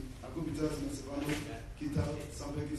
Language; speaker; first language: Indonesian; non-native, fluent; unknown